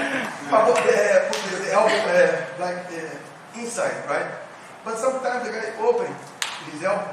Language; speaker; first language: English; non-native, learner; Portuguese